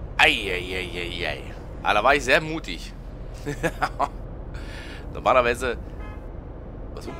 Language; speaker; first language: German; native; German